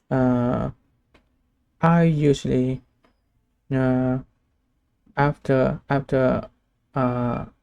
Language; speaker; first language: English; non-native, learner; Vietnamese